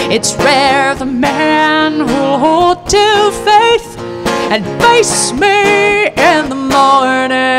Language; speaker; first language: English; native; English